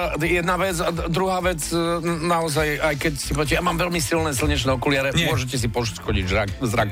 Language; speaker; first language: Slovak; native; Slovak